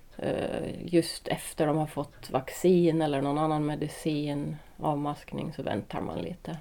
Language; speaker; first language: Swedish; native; Swedish